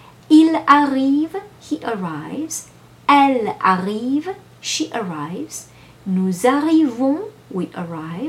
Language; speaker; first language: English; non-native, fluent; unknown